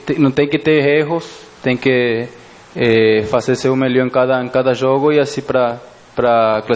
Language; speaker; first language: Portuguese; non-native, fluent; Spanish